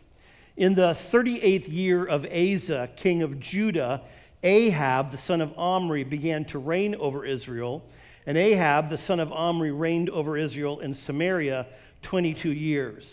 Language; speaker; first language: English; native; English